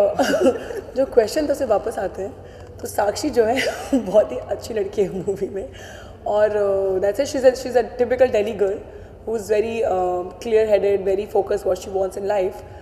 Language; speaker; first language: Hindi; native; Hindi